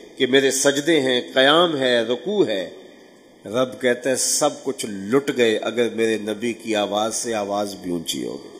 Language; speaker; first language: Urdu; non-native, local second language; Punjabi